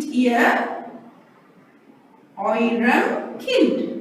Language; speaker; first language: German; non-native, fluent; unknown